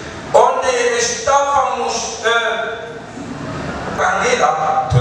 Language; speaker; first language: Portuguese; non-native, fluent; Lingala